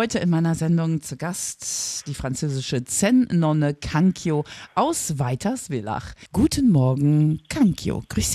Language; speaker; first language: German; native; German